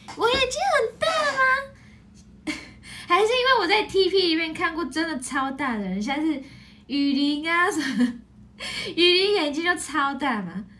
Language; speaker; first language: Chinese; non-native, fluent; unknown